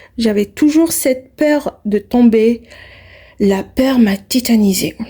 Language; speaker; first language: French; non-native, local second language; Arabic